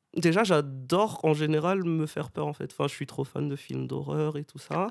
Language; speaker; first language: French; non-native, local second language; Malagasy